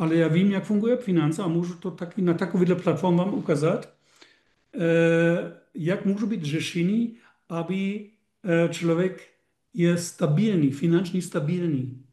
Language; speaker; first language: Czech; non-native, learner; German